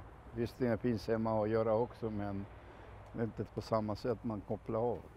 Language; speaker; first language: Swedish; non-native, fluent; Macedonian